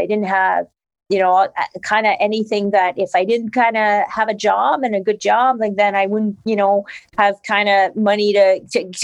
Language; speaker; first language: English; non-native, fluent; French